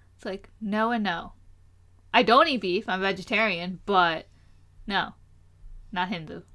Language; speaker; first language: English; early bilingual, other home language; Hindi